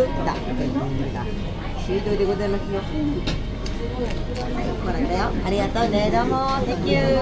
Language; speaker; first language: Japanese; native; Japanese